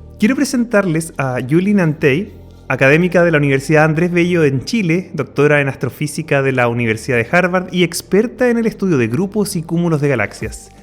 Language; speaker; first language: Spanish; native; Spanish